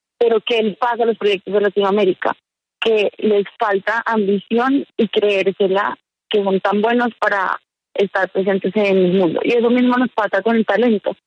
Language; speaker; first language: Spanish; native; Spanish